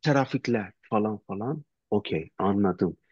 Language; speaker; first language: Turkish; non-native, learner; Persian